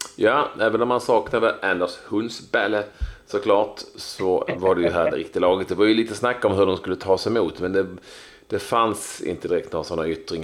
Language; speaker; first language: Swedish; native; Swedish